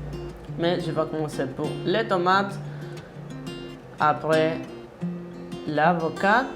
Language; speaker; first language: French; non-native, fluent; Spanish